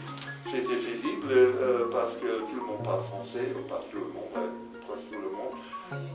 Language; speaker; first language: French; non-native, fluent; English